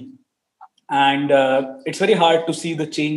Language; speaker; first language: English; non-native, local second language; Marathi